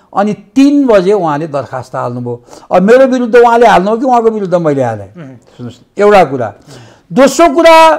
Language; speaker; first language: Nepali; native; Nepali